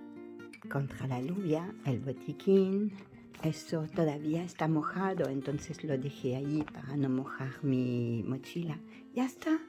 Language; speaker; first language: Spanish; non-native, learner; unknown